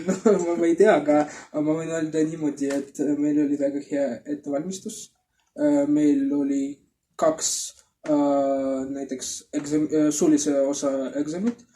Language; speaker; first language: Estonian; non-native, learner; Russian